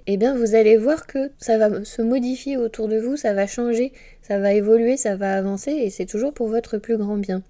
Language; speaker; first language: French; native; French